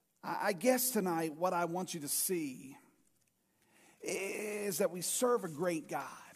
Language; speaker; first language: English; native; English